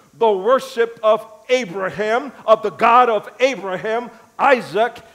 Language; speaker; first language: English; native; English